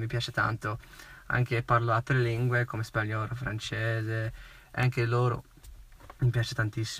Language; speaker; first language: Italian; non-native, fluent; English